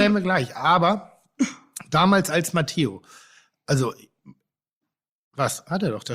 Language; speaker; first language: German; native; German